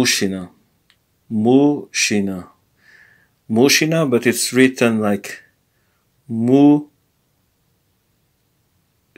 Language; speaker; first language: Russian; non-native, learner; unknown